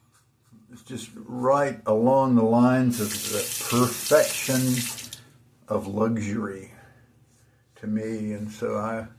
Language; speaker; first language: English; native; English